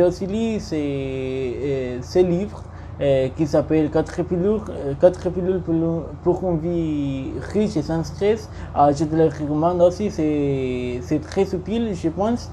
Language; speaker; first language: French; non-native, learner; Spanish